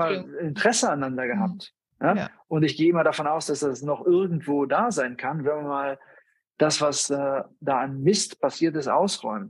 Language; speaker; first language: German; native; German